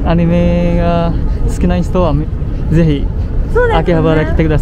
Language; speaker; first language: Japanese; non-native, fluent; Indonesian